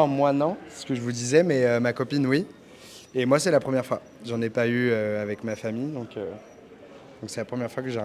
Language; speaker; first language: French; native; French